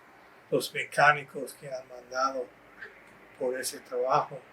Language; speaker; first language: Spanish; non-native, fluent; English